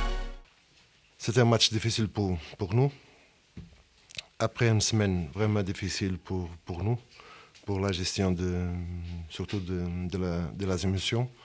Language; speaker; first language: French; non-native, fluent; Portuguese